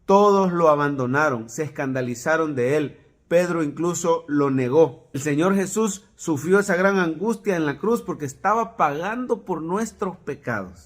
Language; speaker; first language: Spanish; native; Spanish